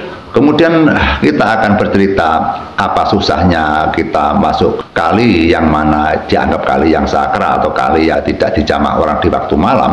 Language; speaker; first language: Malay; non-native, local second language; Javanese